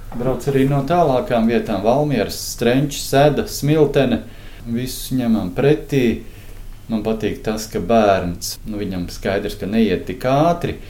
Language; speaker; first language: Latvian; native; Latvian